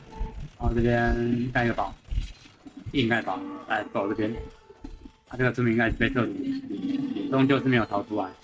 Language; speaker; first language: Chinese; native; Chinese